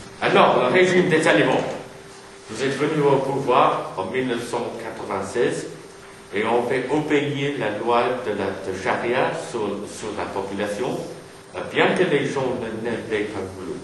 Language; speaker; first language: French; non-native, learner; English